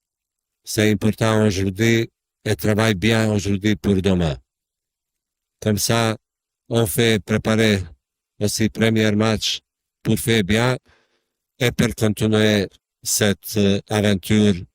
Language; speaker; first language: French; non-native, learner; Bosnian